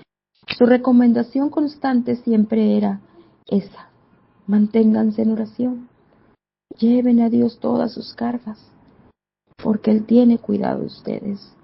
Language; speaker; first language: Spanish; native; Spanish